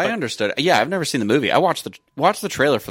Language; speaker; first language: English; native; English